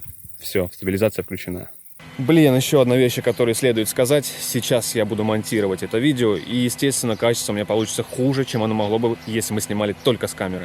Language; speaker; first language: Russian; native; Russian